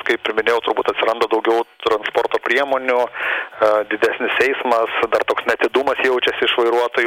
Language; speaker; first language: Lithuanian; native; Lithuanian